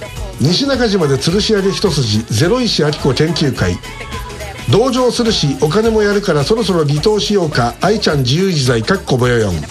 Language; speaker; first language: Japanese; native; Japanese